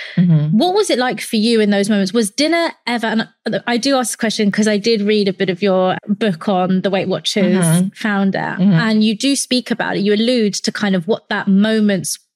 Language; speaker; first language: English; native; English